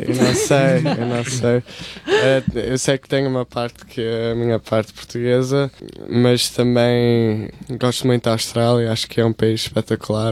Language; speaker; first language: Portuguese; early bilingual, heritage; English